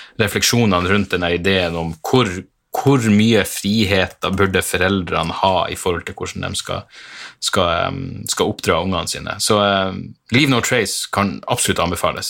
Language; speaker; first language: Norwegian; native; Norwegian